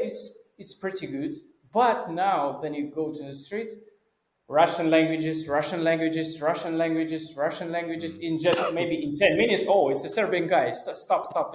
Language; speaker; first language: English; non-native, fluent; Russian